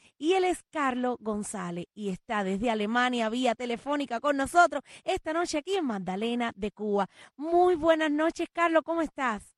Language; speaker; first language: Spanish; native; Spanish